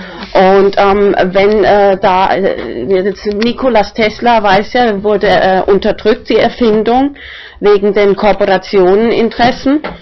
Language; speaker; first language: German; non-native, local second language; Spanish